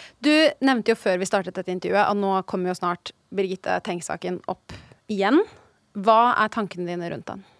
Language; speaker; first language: Norwegian; native; Norwegian